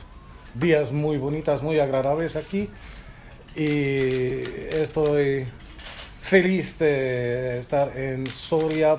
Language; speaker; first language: Spanish; non-native, fluent; German